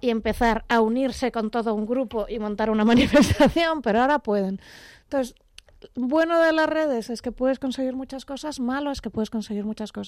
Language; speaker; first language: Spanish; native; Spanish